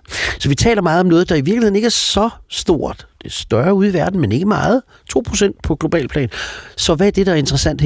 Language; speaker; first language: Danish; native; Danish